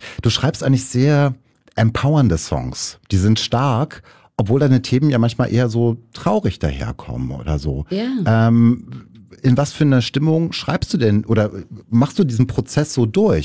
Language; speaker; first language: German; native; German